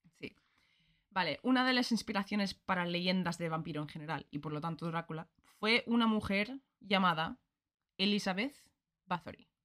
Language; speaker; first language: Spanish; early bilingual, other home language; English